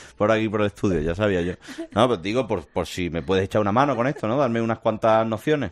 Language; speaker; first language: Spanish; native; Spanish